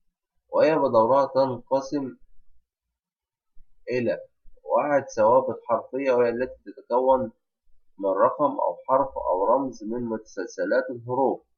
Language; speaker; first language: Arabic; native; Arabic